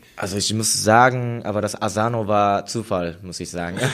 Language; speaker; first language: German; non-native, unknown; Japanese